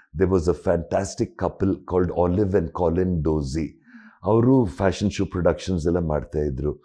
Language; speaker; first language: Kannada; non-native, local second language; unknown